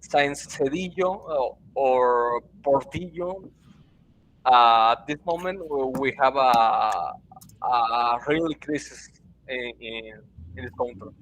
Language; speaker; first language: English; non-native, learner; Spanish